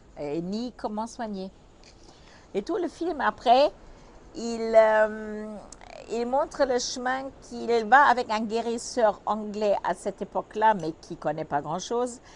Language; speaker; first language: French; non-native, fluent; German